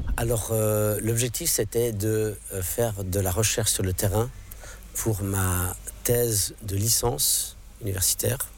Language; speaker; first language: French; non-native, local second language; English